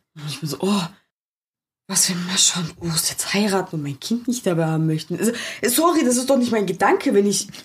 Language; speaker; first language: German; early bilingual, other home language; Turkish